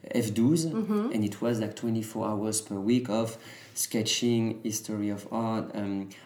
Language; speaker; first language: English; early bilingual, other home language; French